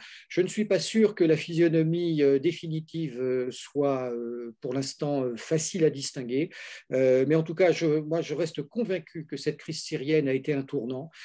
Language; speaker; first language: French; native; French